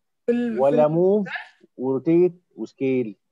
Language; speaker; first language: Arabic; native; Arabic